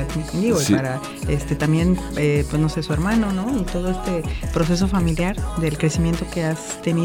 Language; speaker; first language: Spanish; native; Spanish